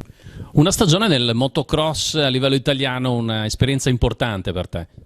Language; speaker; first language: Italian; native; Italian